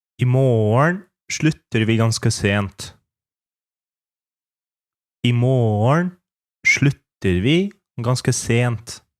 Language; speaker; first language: Norwegian; non-native, fluent; Polish